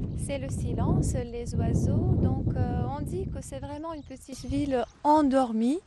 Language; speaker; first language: French; non-native, fluent; Croatian